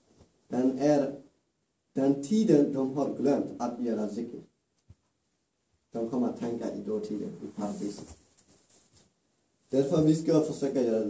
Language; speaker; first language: Swedish; non-native, fluent; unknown